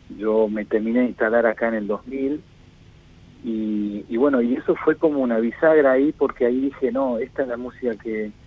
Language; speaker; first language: Spanish; native; Spanish